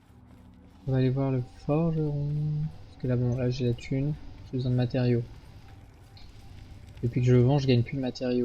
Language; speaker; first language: French; native; French